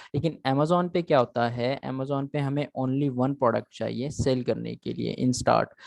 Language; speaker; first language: Urdu; native; Urdu